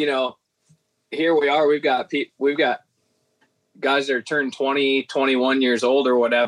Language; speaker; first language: English; native; English